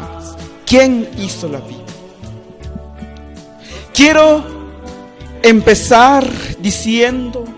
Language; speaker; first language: Spanish; non-native, local second language; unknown